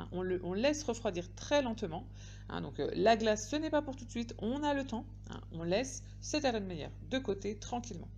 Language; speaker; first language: French; native; French